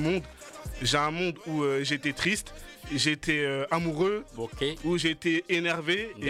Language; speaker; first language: French; native; French